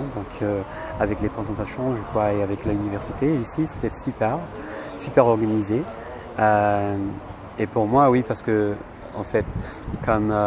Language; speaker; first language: French; non-native, fluent; English